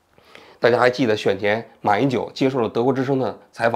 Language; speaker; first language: Chinese; native; Chinese